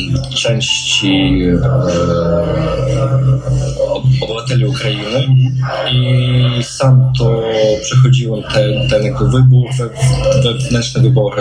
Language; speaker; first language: Polish; non-native, fluent; Russian